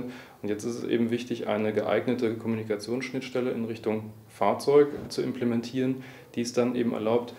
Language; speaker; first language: German; native; German